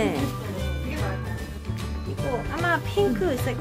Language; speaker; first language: Korean; non-native, learner; Cantonese